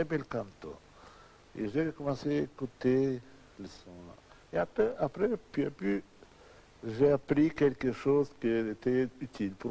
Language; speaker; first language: French; non-native, learner; Russian